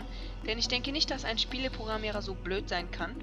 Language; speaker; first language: German; native; German